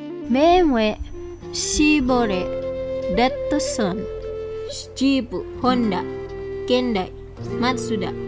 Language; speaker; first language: Japanese; non-native, fluent; Indonesian